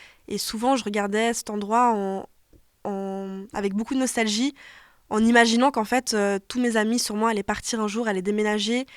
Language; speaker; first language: French; native; French